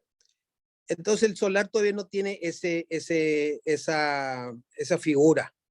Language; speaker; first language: Spanish; native; Spanish